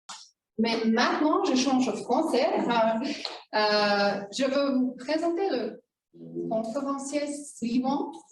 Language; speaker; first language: French; non-native, fluent; German